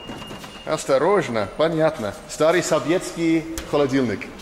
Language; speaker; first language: Russian; non-native, learner; English